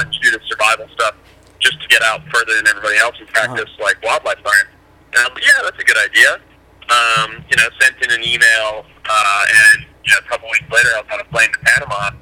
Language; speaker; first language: English; native; English